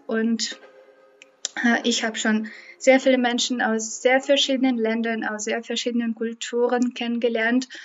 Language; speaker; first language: German; non-native, fluent; Russian